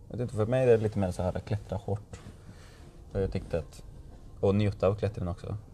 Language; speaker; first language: Swedish; non-native, fluent; Spanish